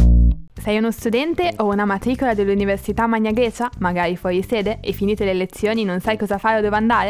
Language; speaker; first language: Italian; native; Italian